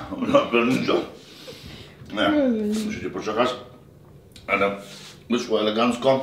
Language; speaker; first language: Polish; non-native, fluent; Lithuanian